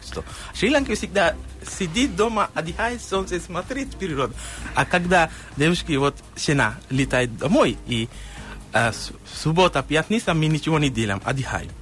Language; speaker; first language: Russian; non-native, learner; Sinhala